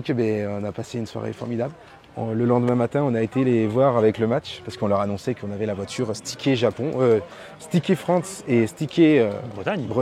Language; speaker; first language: French; native; French